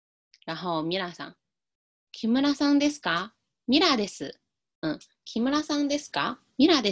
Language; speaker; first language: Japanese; non-native, fluent; Chinese